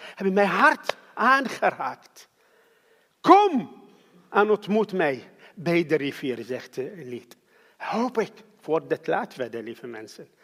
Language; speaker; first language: Dutch; non-native, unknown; Arabic